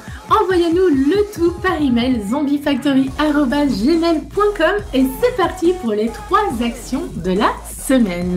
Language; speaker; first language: French; native; French